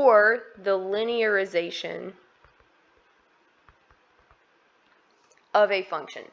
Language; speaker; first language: English; native; English